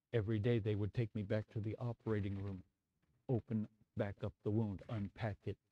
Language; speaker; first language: English; native; English